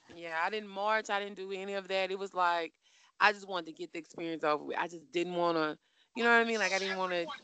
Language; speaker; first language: English; native; English